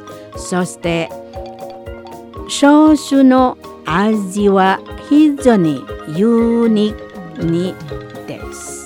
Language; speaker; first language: Japanese; non-native, learner; Indonesian